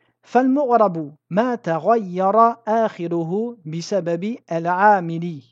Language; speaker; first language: Arabic; non-native, fluent; French